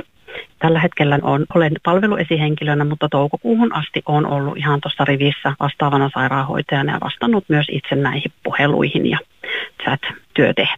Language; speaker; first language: Finnish; native; Finnish